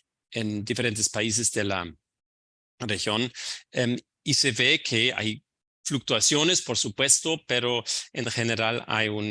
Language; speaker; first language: Spanish; non-native, fluent; German